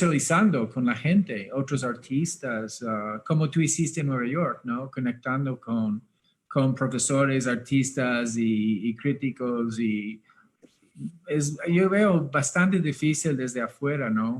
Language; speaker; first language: Spanish; early bilingual, heritage; English